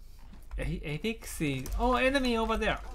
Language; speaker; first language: English; non-native, learner; Japanese